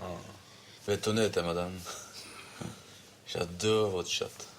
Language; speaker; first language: French; native; French